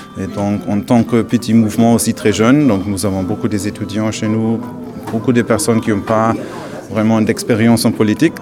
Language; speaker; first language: French; non-native, fluent; German